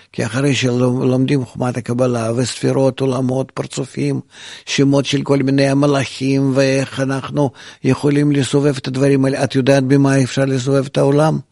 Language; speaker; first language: Hebrew; non-native, fluent; Russian